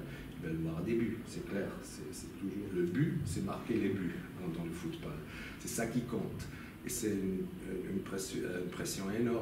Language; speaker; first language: French; non-native, local second language; German